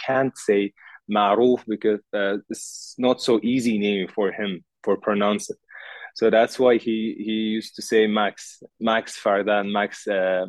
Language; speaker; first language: English; non-native, learner; Uzbek